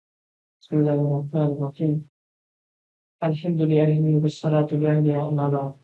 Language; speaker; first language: Arabic; non-native, fluent; Urdu